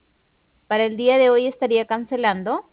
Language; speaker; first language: Spanish; native; Spanish